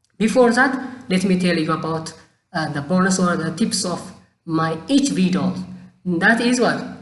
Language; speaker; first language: English; non-native, local second language; Amharic